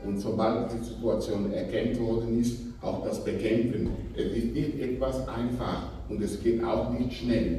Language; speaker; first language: German; non-native, fluent; Portuguese